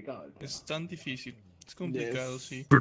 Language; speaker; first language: Spanish; native; Spanish